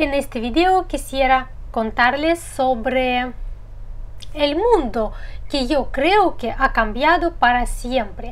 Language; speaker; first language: Spanish; non-native, fluent; Russian